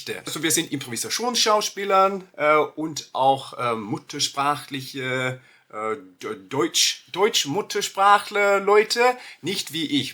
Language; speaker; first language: German; non-native, learner; Norwegian